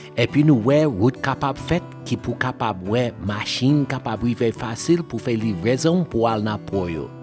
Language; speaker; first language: Haitian Creole; non-native, fluent; English